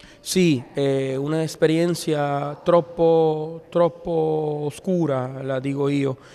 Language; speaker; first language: Italian; non-native, learner; Spanish